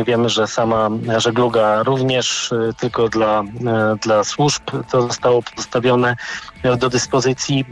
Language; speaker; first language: Polish; native; Polish